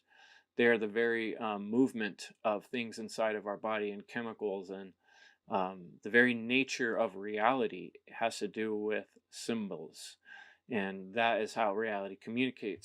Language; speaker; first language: English; native; English